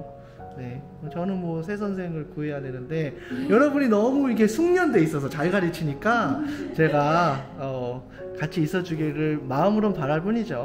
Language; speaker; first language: Korean; native; Korean